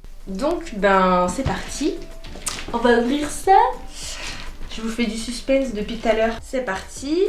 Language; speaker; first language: French; native; French